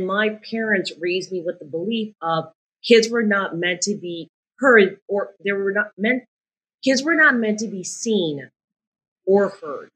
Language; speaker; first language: English; native; English